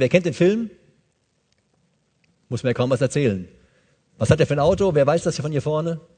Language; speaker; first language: German; native; German